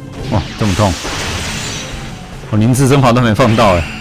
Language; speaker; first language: Chinese; native; Chinese